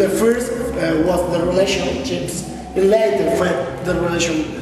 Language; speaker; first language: English; non-native, local second language; Spanish